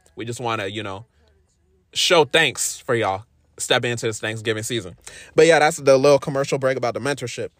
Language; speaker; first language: English; native; English